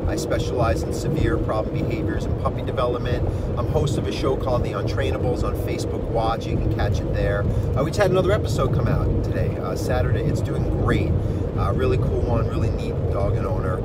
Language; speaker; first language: English; native; English